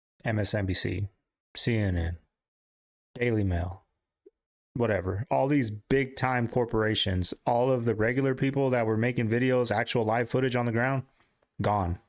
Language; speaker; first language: English; native; English